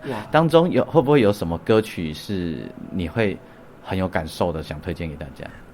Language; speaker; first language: Chinese; native; Chinese